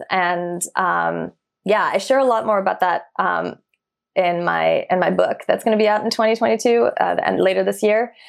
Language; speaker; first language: English; early bilingual, other home language; German